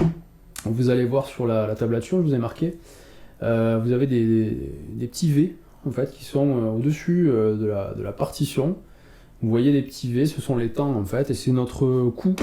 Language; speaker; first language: French; native; French